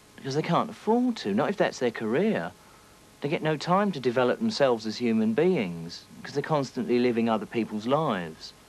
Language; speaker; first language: English; native; English